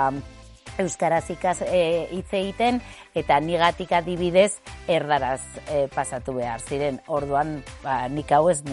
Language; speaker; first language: Basque; non-native, local second language; Spanish